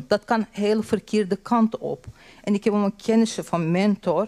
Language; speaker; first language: Dutch; non-native, learner; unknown